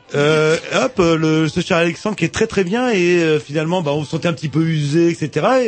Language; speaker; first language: French; native; French